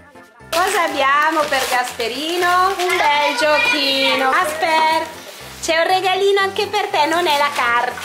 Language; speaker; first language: Italian; native; Italian